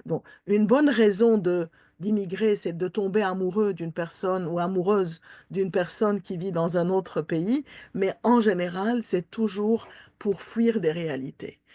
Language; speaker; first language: French; non-native, local second language; Armenian